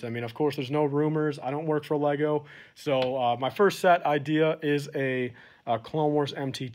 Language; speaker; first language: English; native; English